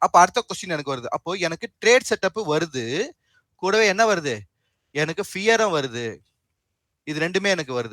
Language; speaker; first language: Tamil; native; Tamil